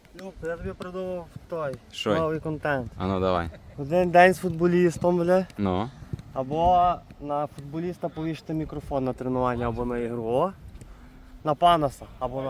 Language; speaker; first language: Ukrainian; native; Ukrainian